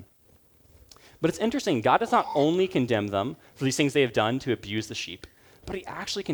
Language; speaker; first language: English; native; English